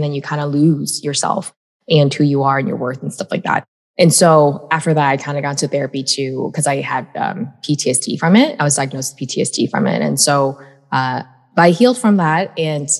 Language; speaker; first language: English; native; English